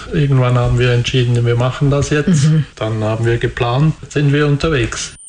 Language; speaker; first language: German; native; German